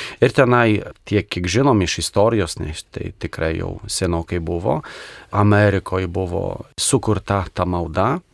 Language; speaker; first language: Lithuanian; non-native, local second language; Polish